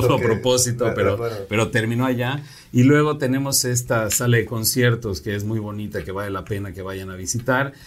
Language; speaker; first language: Spanish; native; Spanish